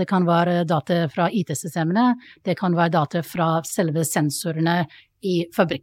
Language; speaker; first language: Norwegian; non-native, fluent; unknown